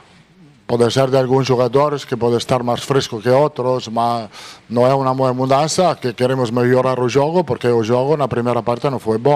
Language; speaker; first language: Portuguese; non-native, fluent; Italian